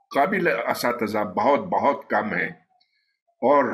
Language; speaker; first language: Urdu; native; Urdu